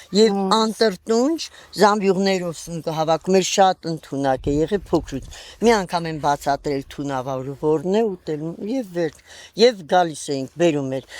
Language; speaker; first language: Armenian; native; Armenian